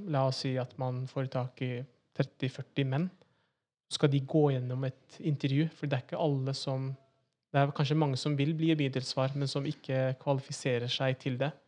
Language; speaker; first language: Norwegian; early bilingual, other home language; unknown